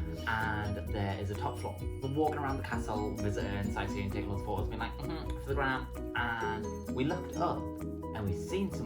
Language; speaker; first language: English; native; English